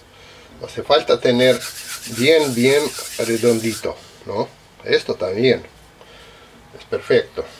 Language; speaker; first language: Spanish; non-native, learner; Russian